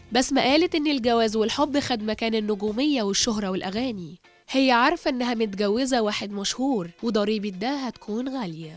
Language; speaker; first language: Arabic; native; Arabic